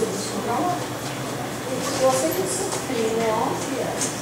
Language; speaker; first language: Portuguese; non-native, fluent; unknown